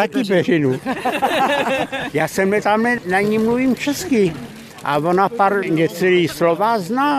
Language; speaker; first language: Czech; early bilingual, heritage; Czech